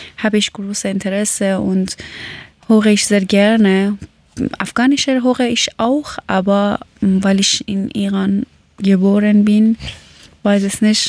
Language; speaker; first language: German; non-native, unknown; Persian